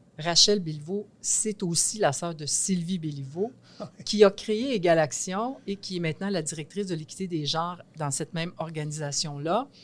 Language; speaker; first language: French; native; French